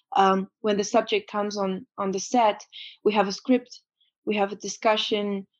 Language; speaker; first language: English; non-native, fluent; Romanian